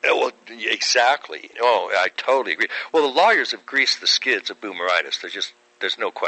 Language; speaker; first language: English; native; English